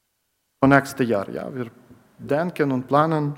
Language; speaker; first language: German; non-native, learner; Ukrainian